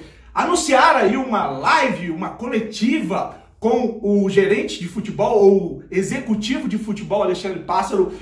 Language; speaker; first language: Portuguese; native; Portuguese